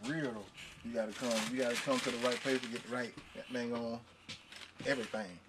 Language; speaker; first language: English; native; English